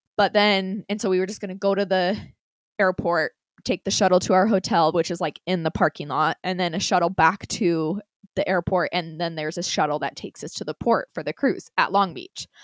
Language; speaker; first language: English; native; English